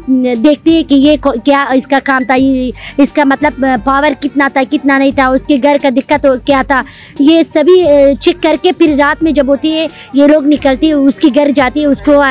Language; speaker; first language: Hindi; non-native, learner; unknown